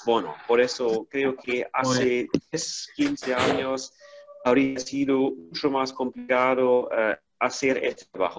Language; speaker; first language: Spanish; non-native, fluent; German